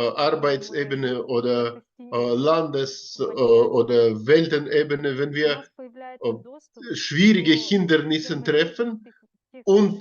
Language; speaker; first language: German; non-native, learner; Russian